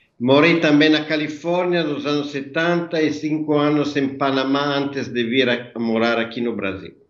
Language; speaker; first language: Portuguese; non-native, fluent; Italian